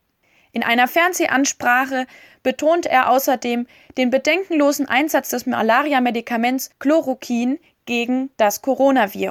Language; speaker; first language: German; native; German